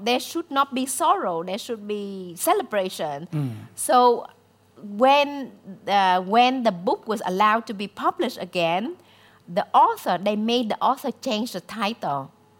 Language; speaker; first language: English; non-native, fluent; Vietnamese